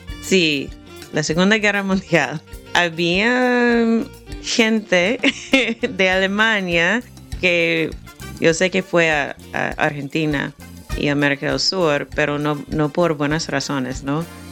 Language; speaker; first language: Spanish; non-native, fluent; English